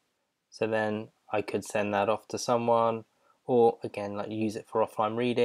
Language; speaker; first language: English; native; English